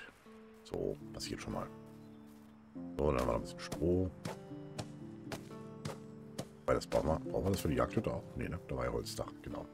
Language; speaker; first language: German; native; German